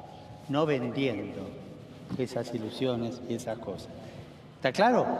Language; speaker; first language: Spanish; native; Spanish